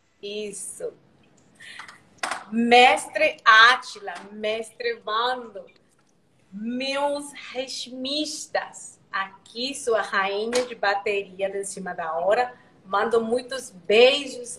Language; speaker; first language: Portuguese; non-native, learner; Spanish